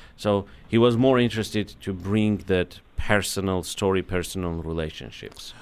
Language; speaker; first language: English; non-native, fluent; Armenian